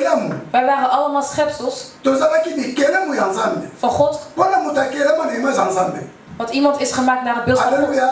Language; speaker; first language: Dutch; non-native, fluent; Lingala